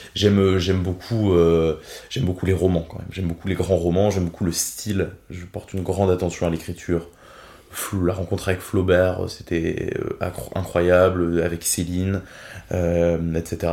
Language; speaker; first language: French; native; French